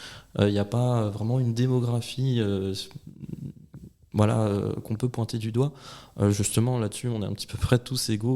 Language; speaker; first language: French; native; French